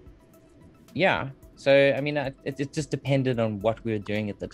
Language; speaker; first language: English; native; English